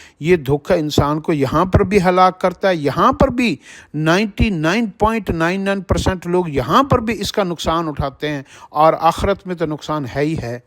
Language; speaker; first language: Urdu; non-native, local second language; Punjabi